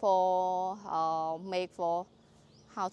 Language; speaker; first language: English; non-native, learner; Khmer